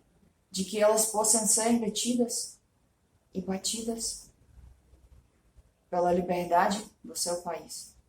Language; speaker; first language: Portuguese; non-native, fluent; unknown